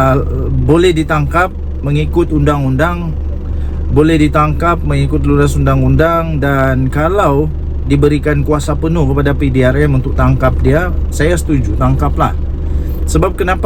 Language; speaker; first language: Malay; native; Malay